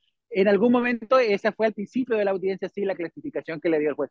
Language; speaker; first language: Spanish; native; Spanish